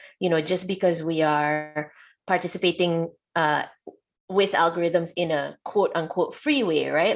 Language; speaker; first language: English; non-native, local second language; Malay